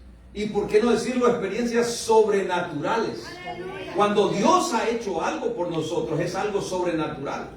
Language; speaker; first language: Spanish; native; Spanish